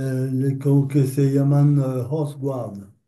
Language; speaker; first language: Spanish; non-native, learner; Polish